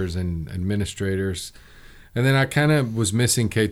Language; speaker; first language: English; early bilingual, other home language; Spanish